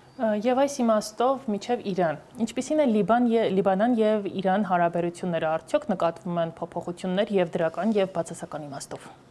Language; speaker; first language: Armenian; native; Armenian